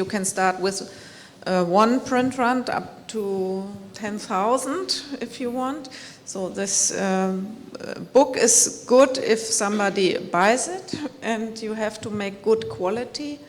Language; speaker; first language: English; non-native, fluent; German